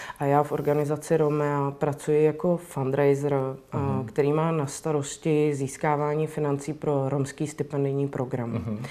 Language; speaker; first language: Czech; native; Czech